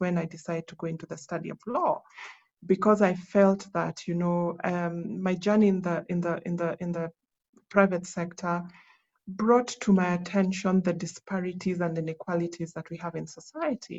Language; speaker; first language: English; non-native, local second language; Luo (Kenya and Tanzania)